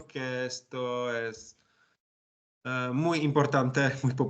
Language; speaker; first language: Spanish; non-native, learner; Czech